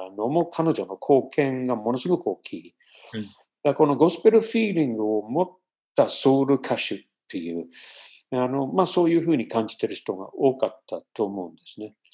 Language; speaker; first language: Japanese; non-native, fluent; English